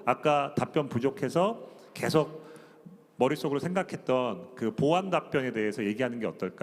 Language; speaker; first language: Korean; native; Korean